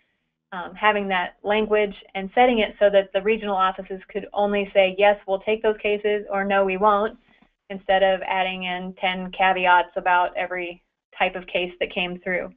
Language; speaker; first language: English; native; English